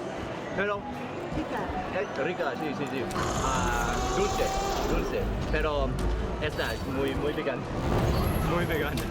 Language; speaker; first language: Spanish; non-native, learner; English